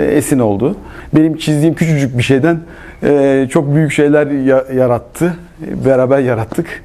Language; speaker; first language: Turkish; native; Turkish